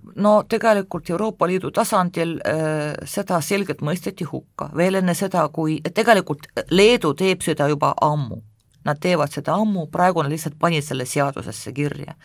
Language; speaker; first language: Estonian; non-native, local second language; Russian